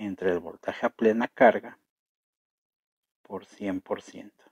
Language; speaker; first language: Spanish; native; Spanish